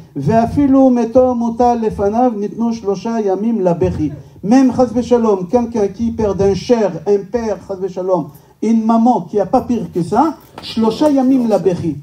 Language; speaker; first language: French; non-native, fluent; Hebrew